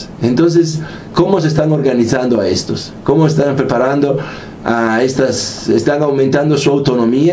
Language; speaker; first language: Spanish; non-native, fluent; Italian